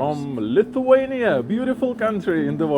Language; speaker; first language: English; non-native, learner; Lithuanian